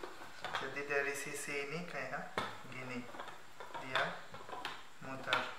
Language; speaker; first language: Indonesian; non-native, fluent; Bangla